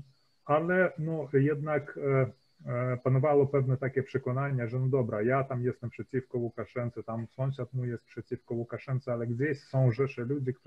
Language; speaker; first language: Polish; early bilingual, heritage; Polish